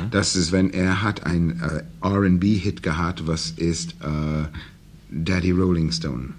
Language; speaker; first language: German; non-native, learner; English